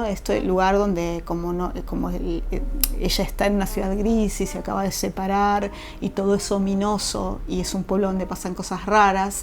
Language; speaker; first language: Spanish; native; Spanish